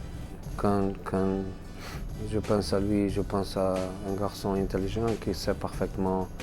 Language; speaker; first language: French; non-native, fluent; Portuguese